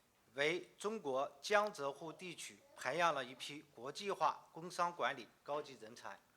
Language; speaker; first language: Chinese; native; Chinese